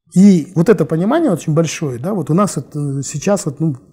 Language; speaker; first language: Russian; non-native, local second language; Kazakh